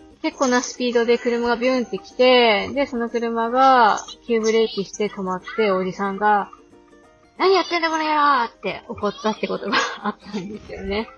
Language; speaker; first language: Japanese; native; Japanese